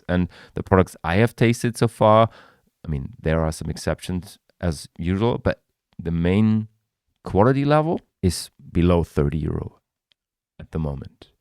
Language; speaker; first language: English; non-native, fluent; German